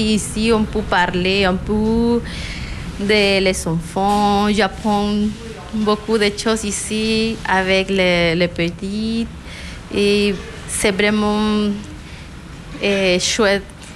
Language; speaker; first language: French; non-native, learner; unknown